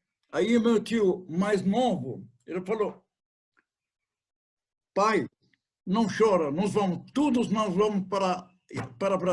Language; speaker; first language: Portuguese; non-native, fluent; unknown